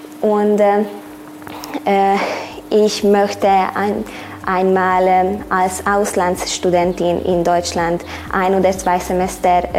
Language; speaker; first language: German; non-native, fluent; Hungarian